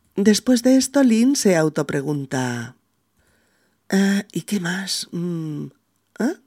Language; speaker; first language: Spanish; native; Spanish